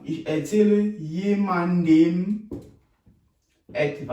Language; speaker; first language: German; non-native, fluent; French